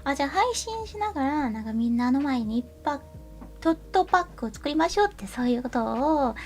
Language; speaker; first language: Japanese; non-native, learner; Chinese